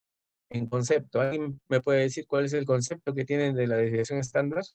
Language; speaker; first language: Spanish; native; Spanish